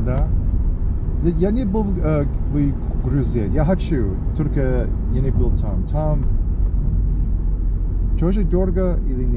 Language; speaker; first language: Russian; non-native, learner; English